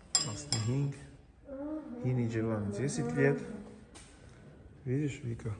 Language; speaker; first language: Russian; non-native, learner; Armenian